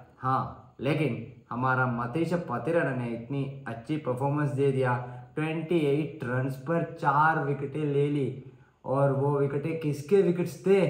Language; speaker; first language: Hindi; non-native, learner; Sinhala